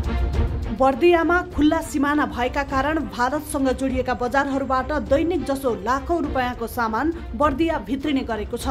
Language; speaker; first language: Nepali; native; Nepali